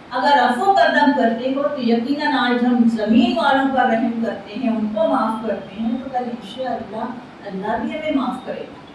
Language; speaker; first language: Urdu; native; Urdu